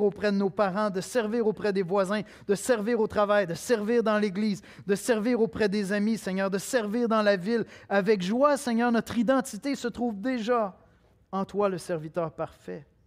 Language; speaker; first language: French; native; French